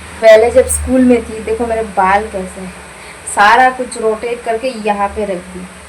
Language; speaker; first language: Hindi; non-native, local second language; Bangla